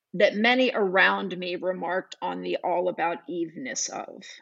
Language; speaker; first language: English; native; English